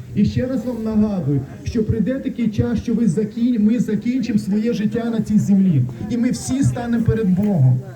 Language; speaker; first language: Ukrainian; non-native, local second language; Russian